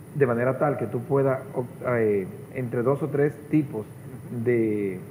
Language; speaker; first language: Spanish; native; Spanish